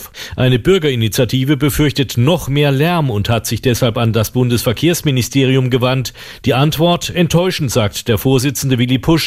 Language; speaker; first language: German; native; German